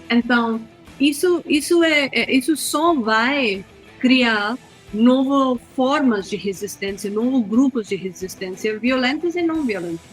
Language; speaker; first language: Portuguese; non-native, fluent; Hindi